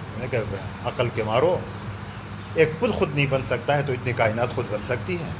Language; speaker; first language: Urdu; non-native, local second language; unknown